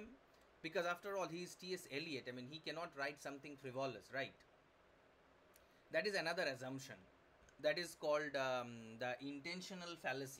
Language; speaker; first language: English; non-native, local second language; Bangla